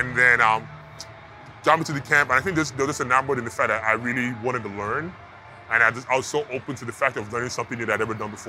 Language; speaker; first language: English; non-native, local second language; Yoruba